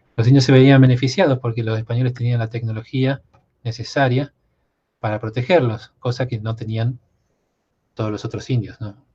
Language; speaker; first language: Spanish; native; Spanish